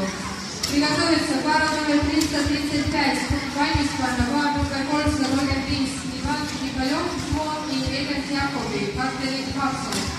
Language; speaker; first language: Russian; native; Russian